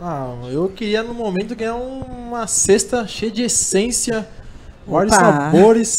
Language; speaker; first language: Portuguese; native; Portuguese